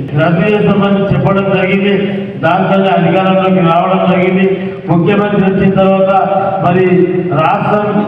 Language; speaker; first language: Telugu; native; Telugu